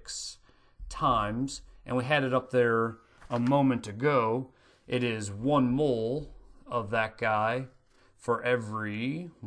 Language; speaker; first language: English; native; English